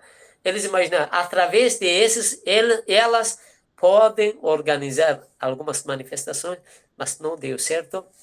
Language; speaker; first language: Portuguese; non-native, fluent; Persian